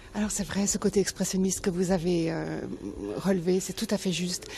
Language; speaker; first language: French; native; French